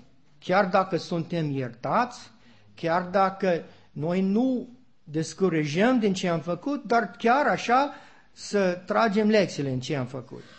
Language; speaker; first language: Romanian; non-native, learner; English